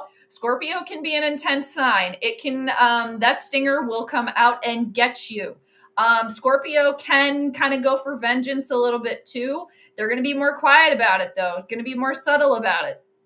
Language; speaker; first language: English; native; English